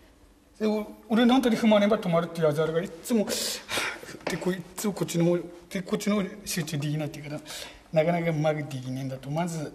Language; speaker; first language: Japanese; native; Japanese